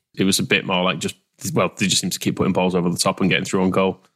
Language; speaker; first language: English; native; English